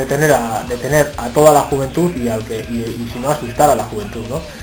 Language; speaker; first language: Spanish; native; Spanish